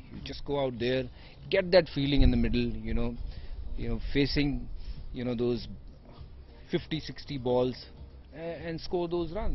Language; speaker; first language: English; non-native, local second language; Punjabi